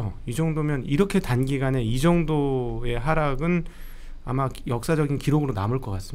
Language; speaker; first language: Korean; native; Korean